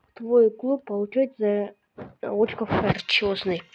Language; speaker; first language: Russian; non-native, local second language; Kazakh